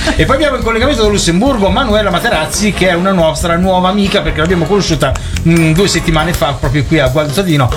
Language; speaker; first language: Italian; native; Italian